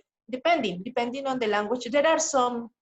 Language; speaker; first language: English; non-native, fluent; Spanish